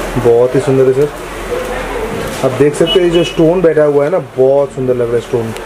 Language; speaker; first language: Hindi; non-native, local second language; Bangla